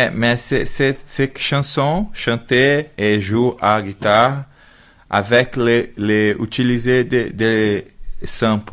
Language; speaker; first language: French; non-native, learner; Portuguese